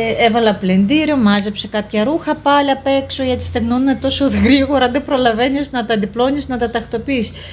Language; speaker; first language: Greek; non-native, fluent; Russian